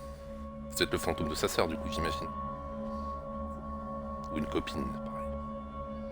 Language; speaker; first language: French; native; French